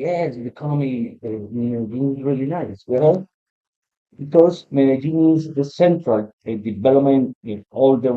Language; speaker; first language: English; non-native, learner; Spanish